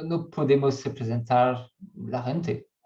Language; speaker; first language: Spanish; non-native, learner; French